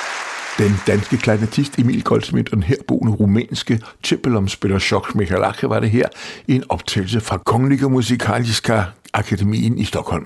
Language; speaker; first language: Danish; native; Danish